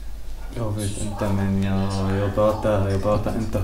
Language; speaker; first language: Swedish; non-native, learner; Arabic